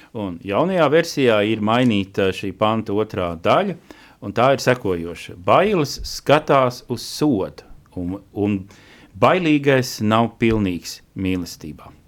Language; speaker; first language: Latvian; native; Latvian